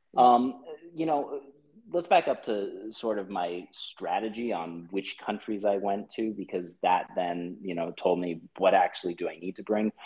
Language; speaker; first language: English; early bilingual, other home language; Filipino